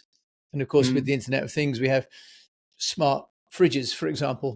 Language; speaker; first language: English; native; English